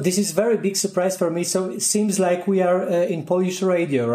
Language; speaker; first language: English; non-native, fluent; Polish